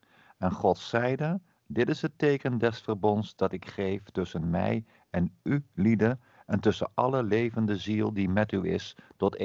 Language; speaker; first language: Dutch; native; Dutch